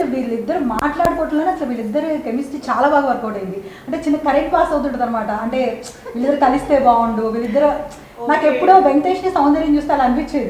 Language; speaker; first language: Telugu; native; Telugu